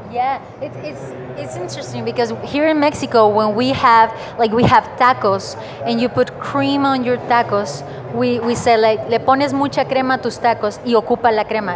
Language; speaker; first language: English; non-native, fluent; Spanish